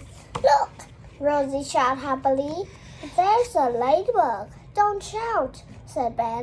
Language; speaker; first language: English; non-native, learner; Vietnamese